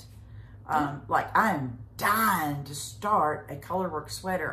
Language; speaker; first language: English; native; English